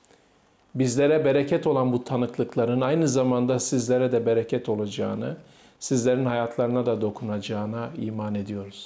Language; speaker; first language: Turkish; native; Turkish